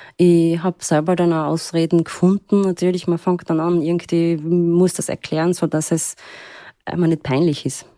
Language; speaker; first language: German; early bilingual, other home language; Turkish